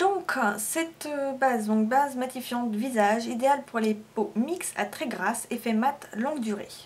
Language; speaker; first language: French; native; French